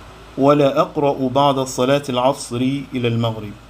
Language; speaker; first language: Arabic; non-native, fluent; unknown